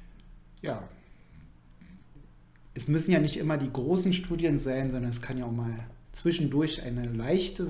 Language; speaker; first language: German; native; German